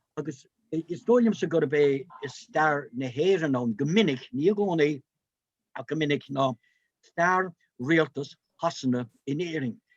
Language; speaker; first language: Irish; non-native, local second language; English